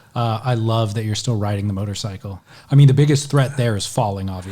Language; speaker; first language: English; native; English